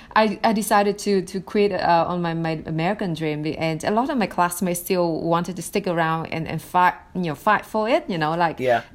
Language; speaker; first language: English; non-native, fluent; Vietnamese